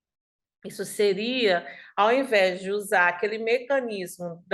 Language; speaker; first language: Portuguese; native; Portuguese